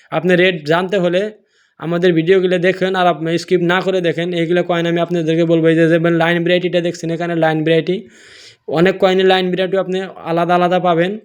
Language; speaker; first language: Bangla; non-native, local second language; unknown